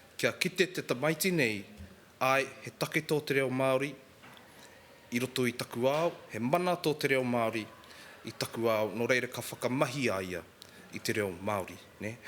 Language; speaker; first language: Māori; non-native, local second language; English